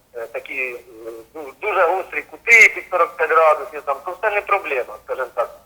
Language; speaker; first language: Ukrainian; native; Ukrainian